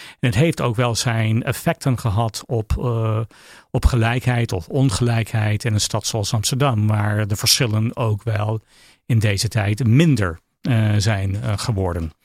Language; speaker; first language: Dutch; non-native, fluent; English